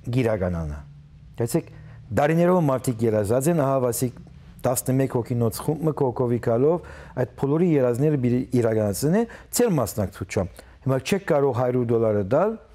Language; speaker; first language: Armenian; early bilingual, heritage; Armenian